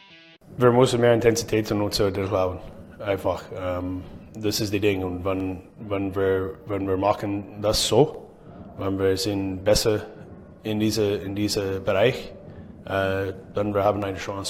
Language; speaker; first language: German; non-native, learner; English